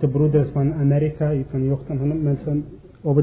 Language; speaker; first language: Dutch; non-native, learner; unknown